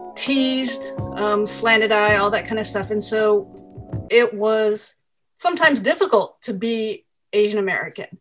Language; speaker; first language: English; native; English